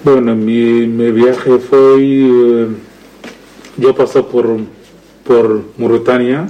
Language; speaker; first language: Spanish; non-native, learner; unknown